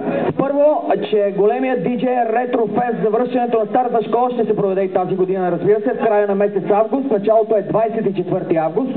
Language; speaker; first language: Bulgarian; native; Bulgarian